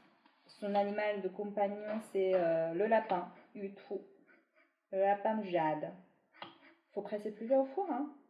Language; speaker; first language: French; non-native, fluent; Chinese